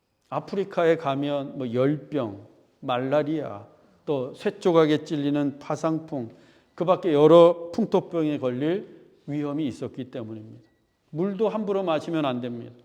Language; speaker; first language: Korean; native; Korean